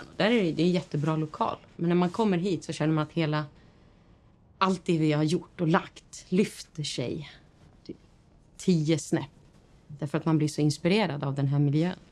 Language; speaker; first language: Swedish; native; Swedish